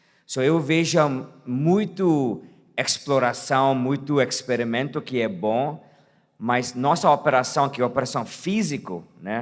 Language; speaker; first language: Portuguese; non-native, fluent; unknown